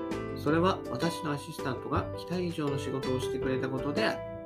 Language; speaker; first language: Japanese; native; Japanese